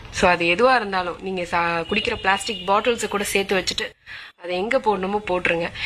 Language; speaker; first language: Tamil; non-native, local second language; Malayalam